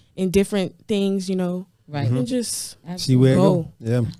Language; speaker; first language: English; native; English